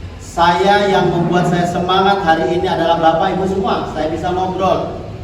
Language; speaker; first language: Indonesian; native; Indonesian